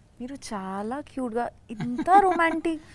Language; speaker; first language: Telugu; non-native, learner; Bangla